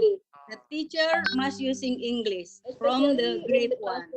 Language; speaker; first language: English; non-native, learner; Indonesian